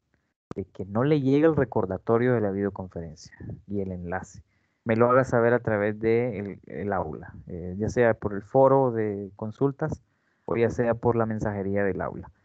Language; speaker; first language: Spanish; native; Spanish